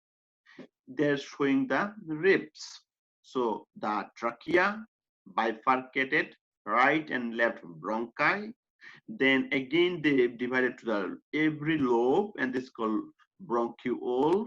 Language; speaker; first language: English; non-native, fluent; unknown